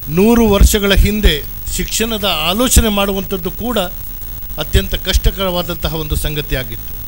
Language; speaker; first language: Kannada; non-native, local second language; Urdu